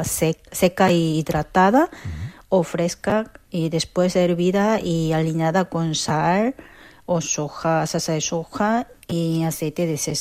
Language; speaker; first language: Spanish; non-native, fluent; Korean